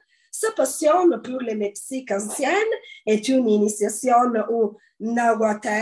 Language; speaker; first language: French; non-native, learner; Italian